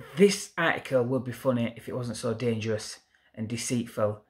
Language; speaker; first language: English; native; English